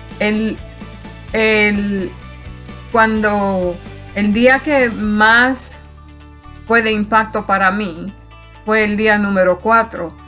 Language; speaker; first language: Spanish; early bilingual, heritage; Spanish